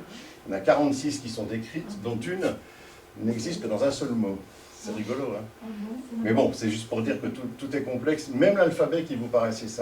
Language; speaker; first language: French; native; French